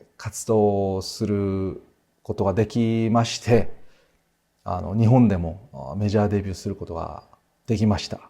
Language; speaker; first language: Japanese; non-native, fluent; Korean